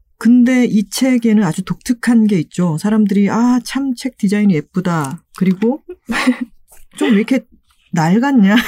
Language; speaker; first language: Korean; native; Korean